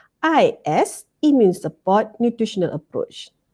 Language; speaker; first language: English; non-native, local second language; Malay